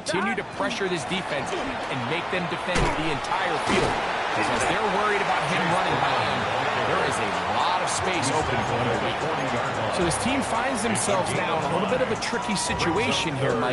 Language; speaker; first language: English; native; English